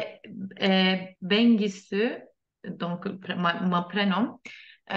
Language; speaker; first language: French; non-native, learner; Turkish